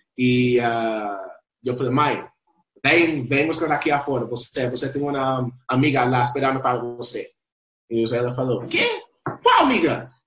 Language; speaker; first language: Portuguese; non-native, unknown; Spanish